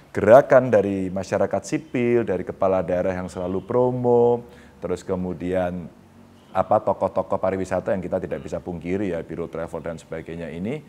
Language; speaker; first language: Indonesian; native; Indonesian